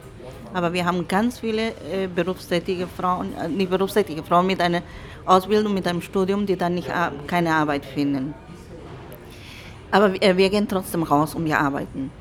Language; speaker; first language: German; non-native, fluent; Spanish